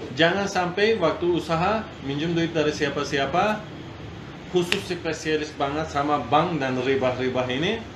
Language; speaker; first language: Indonesian; non-native, fluent; Turkish